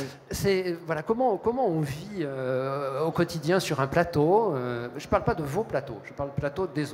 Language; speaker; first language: French; native; French